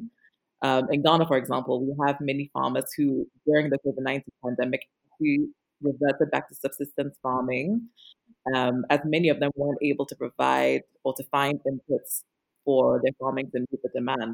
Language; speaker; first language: English; non-native, local second language; Akan